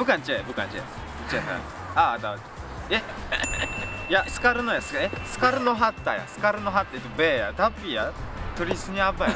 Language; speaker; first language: Indonesian; non-native, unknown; Japanese